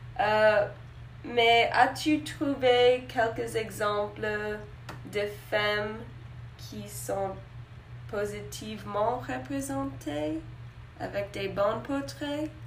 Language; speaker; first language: French; non-native, learner; English